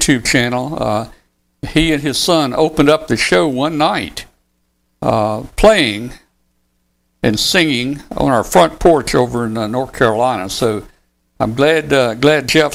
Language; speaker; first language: English; native; English